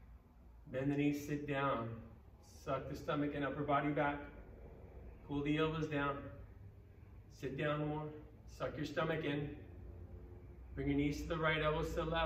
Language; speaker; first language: English; native; English